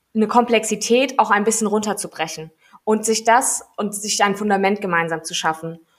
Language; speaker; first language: German; native; German